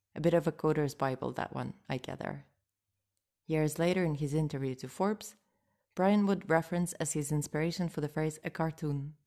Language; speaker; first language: English; non-native, fluent; Russian